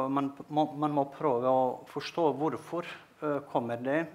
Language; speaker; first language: Norwegian; non-native, fluent; Bosnian